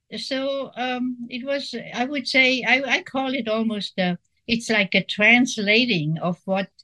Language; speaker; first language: English; non-native, fluent; Swiss German